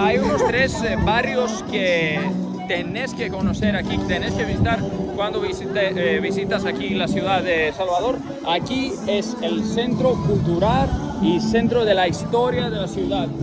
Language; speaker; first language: Spanish; non-native, fluent; Portuguese